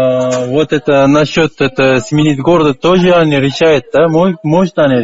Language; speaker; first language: Russian; non-native, local second language; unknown